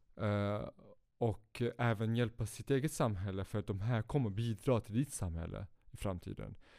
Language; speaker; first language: Swedish; early bilingual, other home language; Kurdish